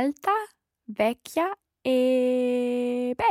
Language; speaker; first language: Italian; non-native, learner; English